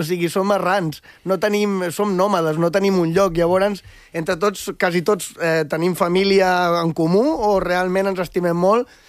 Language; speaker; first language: Catalan; non-native, local second language; Spanish